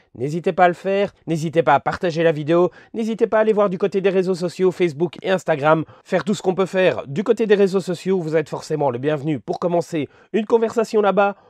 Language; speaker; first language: French; native; French